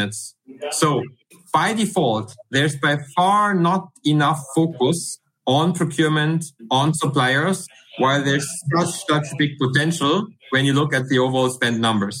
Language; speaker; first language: English; non-native, fluent; German